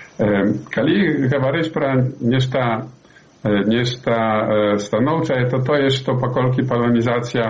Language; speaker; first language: Polish; non-native, learner; Belarusian